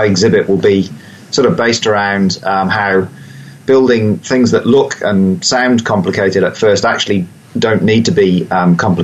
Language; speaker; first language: English; native; English